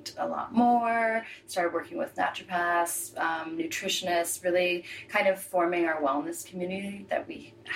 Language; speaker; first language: English; native; English